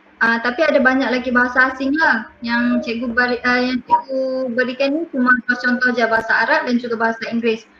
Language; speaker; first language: Malay; native; Malay